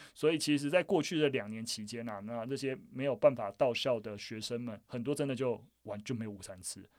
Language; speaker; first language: Chinese; native; Chinese